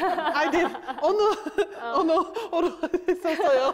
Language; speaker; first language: Korean; non-native, learner; English